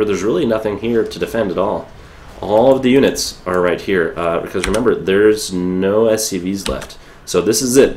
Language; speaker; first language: English; native; English